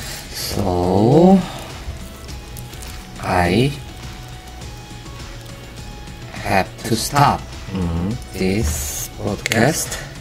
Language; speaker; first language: English; non-native, learner; Korean